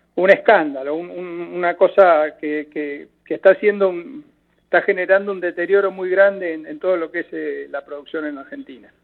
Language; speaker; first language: Spanish; native; Spanish